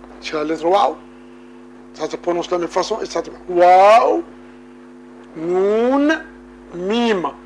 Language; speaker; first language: French; non-native, local second language; Wolof